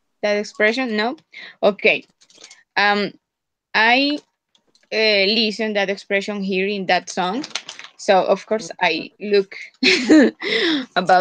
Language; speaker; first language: English; non-native, fluent; Spanish